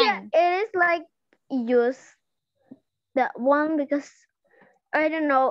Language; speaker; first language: English; non-native, learner; Indonesian